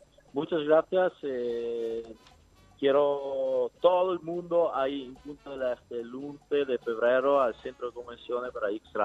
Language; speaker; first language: Spanish; non-native, learner; Italian